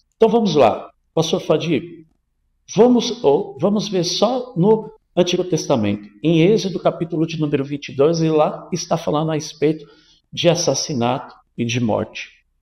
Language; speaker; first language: Portuguese; native; Portuguese